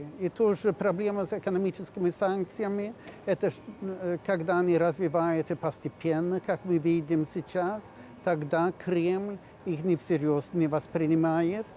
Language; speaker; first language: Russian; non-native, fluent; Swedish